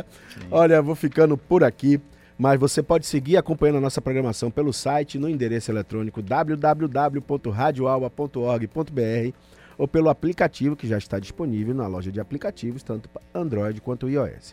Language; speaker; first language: Portuguese; native; Portuguese